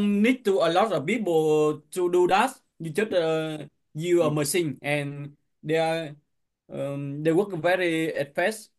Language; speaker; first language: English; non-native, learner; Vietnamese